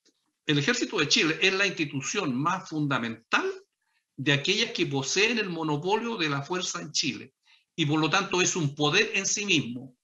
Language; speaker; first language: Spanish; native; Spanish